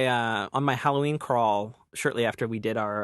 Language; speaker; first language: English; native; English